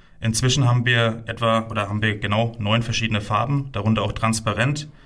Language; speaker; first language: German; native; German